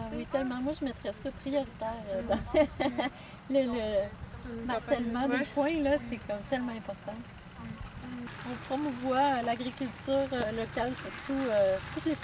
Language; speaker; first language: French; native; French